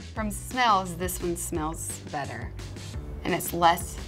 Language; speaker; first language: English; native; English